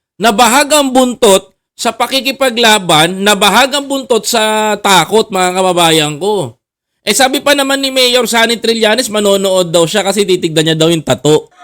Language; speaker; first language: Filipino; native; Filipino